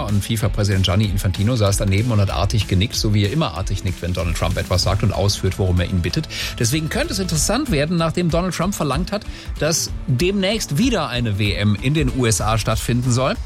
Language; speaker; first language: German; native; German